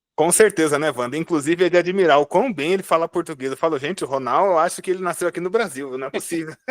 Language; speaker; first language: Portuguese; native; Portuguese